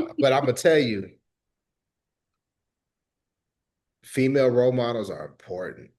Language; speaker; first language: English; native; English